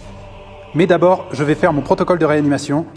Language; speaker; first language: French; native; French